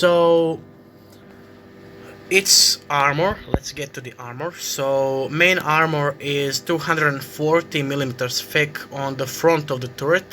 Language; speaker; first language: English; non-native, fluent; Croatian